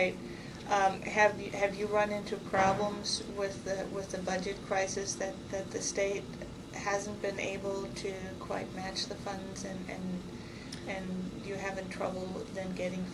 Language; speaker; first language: English; non-native, fluent; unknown